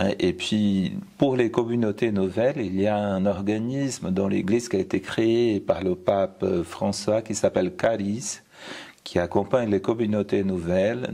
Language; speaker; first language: French; non-native, fluent; Portuguese